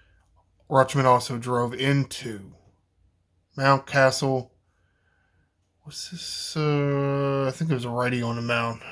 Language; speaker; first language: English; native; English